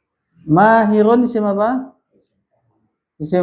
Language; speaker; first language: Arabic; non-native, fluent; Indonesian